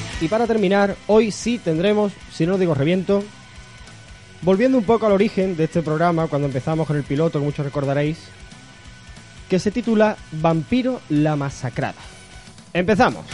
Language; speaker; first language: Spanish; native; Spanish